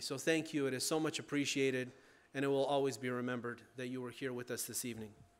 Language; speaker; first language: English; early bilingual, other home language; Ukrainian